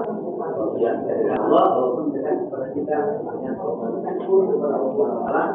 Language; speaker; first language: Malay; non-native, local second language; Sundanese